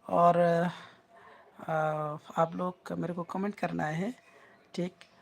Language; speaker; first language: Hindi; non-native, learner; Bangla